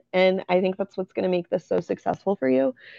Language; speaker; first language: English; native; English